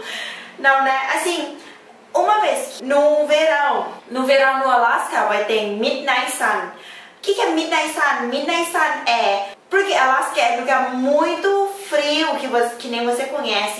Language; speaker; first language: Portuguese; non-native, learner; Thai